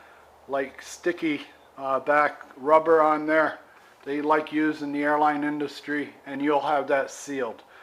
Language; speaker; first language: English; native; English